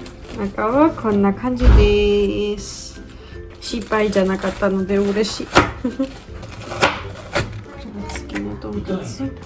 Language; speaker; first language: Japanese; non-native, learner; Georgian